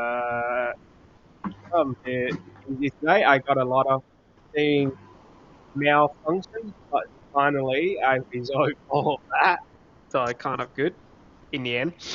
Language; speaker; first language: English; non-native, fluent; Vietnamese